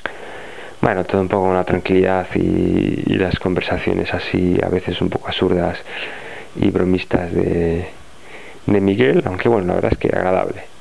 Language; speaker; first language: Spanish; native; Spanish